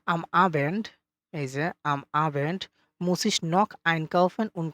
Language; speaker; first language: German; non-native, fluent; Bangla